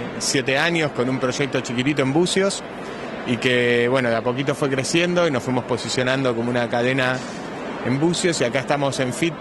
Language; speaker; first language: Spanish; native; Spanish